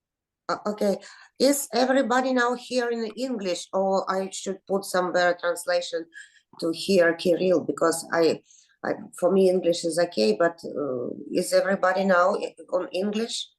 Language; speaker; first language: English; non-native, fluent; Ukrainian